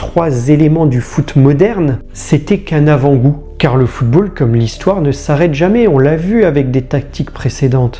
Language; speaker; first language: French; native; French